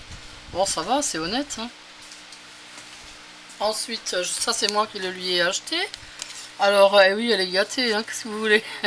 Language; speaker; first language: French; native; French